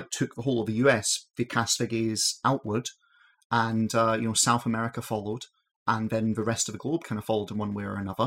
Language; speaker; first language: English; native; English